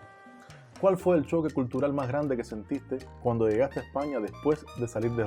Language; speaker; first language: Spanish; native; Spanish